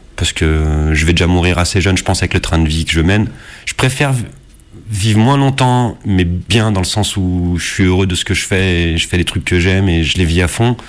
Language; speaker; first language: French; native; French